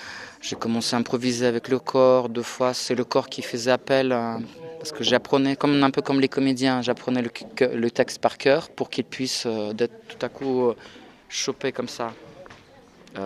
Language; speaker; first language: French; non-native, fluent; Russian